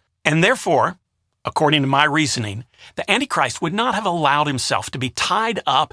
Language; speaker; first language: English; native; English